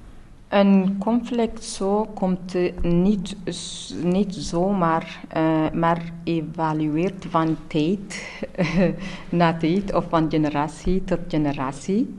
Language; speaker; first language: Dutch; non-native, learner; Tigrinya